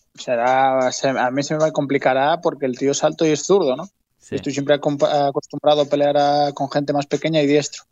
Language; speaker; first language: Spanish; native; Spanish